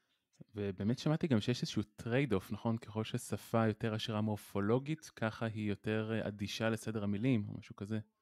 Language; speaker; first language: Hebrew; native; Hebrew